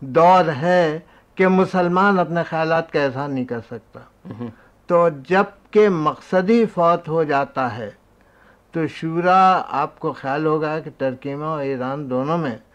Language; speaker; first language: Urdu; native; Urdu